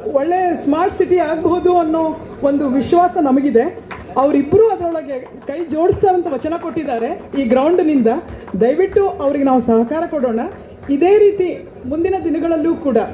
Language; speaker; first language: Kannada; native; Kannada